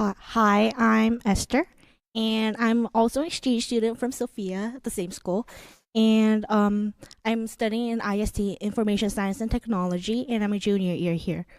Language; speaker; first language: English; non-native, fluent; Korean